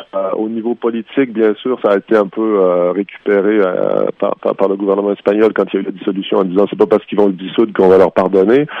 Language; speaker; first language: French; native; French